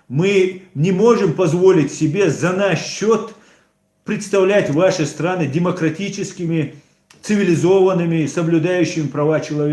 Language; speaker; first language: Russian; non-native, local second language; Chechen